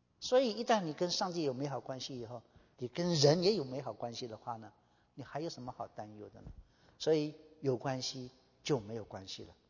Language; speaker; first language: Chinese; native; Chinese